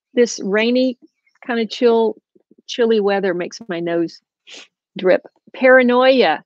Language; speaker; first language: English; native; English